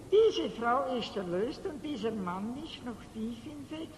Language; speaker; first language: German; native; German